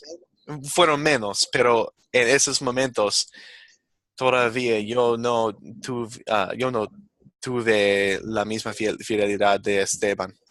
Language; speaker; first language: Spanish; non-native, fluent; English